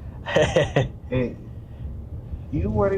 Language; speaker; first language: English; non-native, learner; Spanish